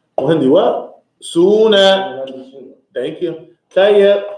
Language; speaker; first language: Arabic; non-native, fluent; English